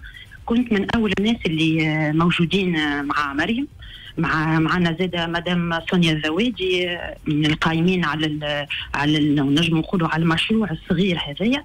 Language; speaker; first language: Arabic; native; Arabic